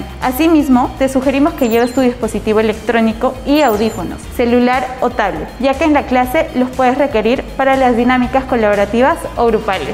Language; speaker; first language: Spanish; native; Spanish